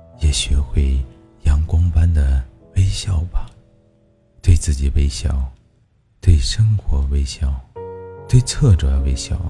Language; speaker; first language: Chinese; native; Chinese